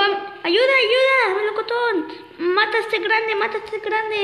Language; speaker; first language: Spanish; native; Spanish